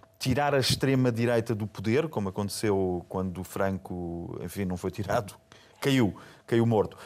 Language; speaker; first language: Portuguese; non-native, fluent; German